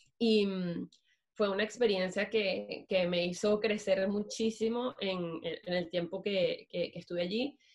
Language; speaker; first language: Spanish; native; Spanish